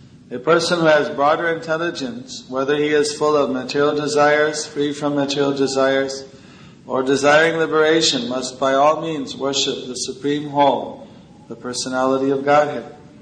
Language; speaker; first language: English; native; English